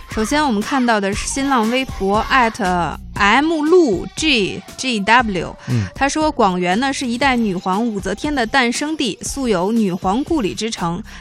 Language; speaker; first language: Chinese; native; Chinese